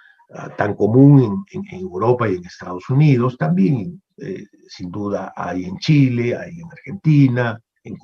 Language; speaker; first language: Spanish; native; Spanish